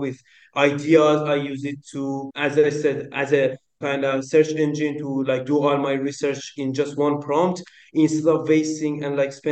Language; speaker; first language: English; non-native, local second language; Persian